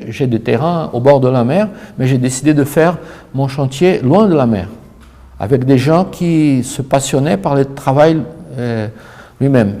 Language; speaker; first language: French; non-native, fluent; Portuguese